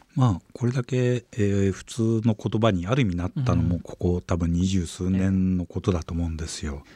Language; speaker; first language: Japanese; native; Japanese